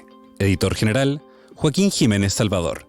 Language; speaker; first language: Spanish; native; Spanish